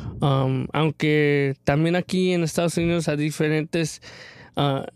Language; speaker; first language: Spanish; early bilingual, other home language; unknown